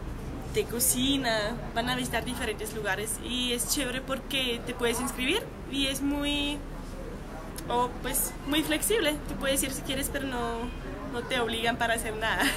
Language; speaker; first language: Spanish; non-native, fluent; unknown